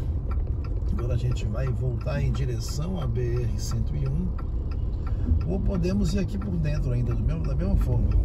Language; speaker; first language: Portuguese; native; Portuguese